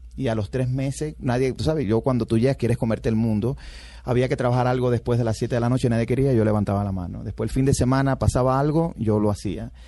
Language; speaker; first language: Spanish; native; Spanish